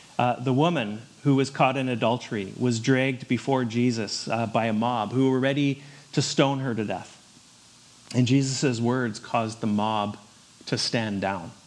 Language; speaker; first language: English; native; English